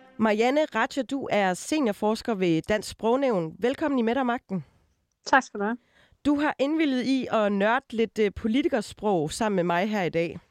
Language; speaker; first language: Danish; native; Danish